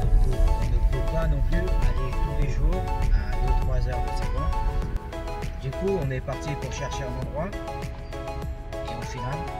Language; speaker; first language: French; early bilingual, other home language; Vietnamese